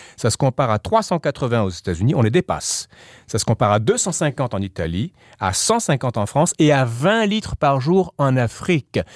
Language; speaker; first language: French; native; French